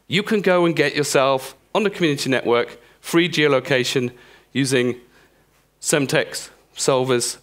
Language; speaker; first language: English; native; English